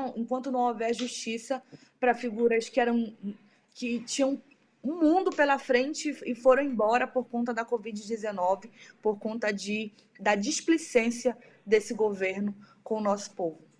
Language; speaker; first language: Portuguese; native; Portuguese